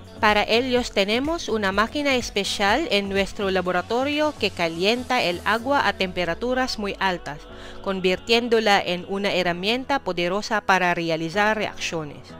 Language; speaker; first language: Spanish; non-native, fluent; Filipino